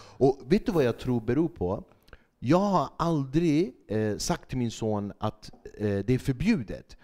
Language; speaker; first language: Swedish; early bilingual, other home language; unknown